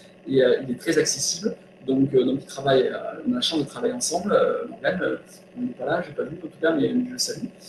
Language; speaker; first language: French; native; French